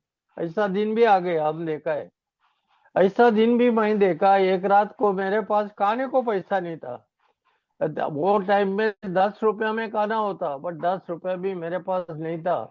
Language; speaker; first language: Hindi; non-native, local second language; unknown